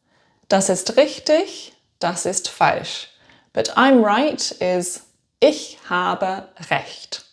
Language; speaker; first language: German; non-native, fluent; English